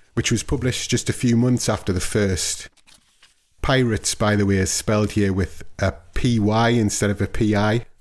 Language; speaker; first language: English; native; English